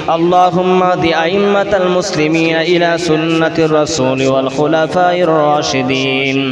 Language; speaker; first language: Arabic; non-native, fluent; Bangla